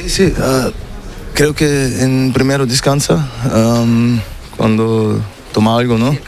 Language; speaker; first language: Spanish; non-native, learner; German